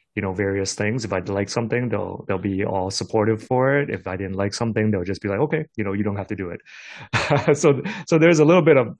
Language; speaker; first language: English; non-native, local second language; Cantonese